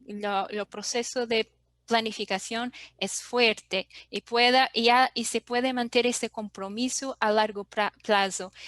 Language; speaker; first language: Spanish; non-native, fluent; Portuguese